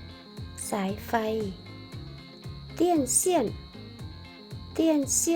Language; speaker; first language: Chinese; non-native, learner; Lao